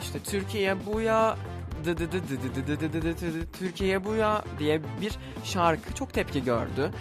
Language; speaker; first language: Turkish; native; Turkish